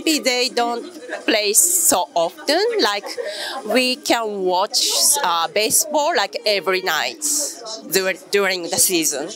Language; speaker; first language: English; non-native, fluent; Japanese